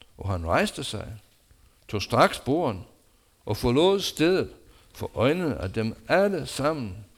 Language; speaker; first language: Danish; non-native, fluent; English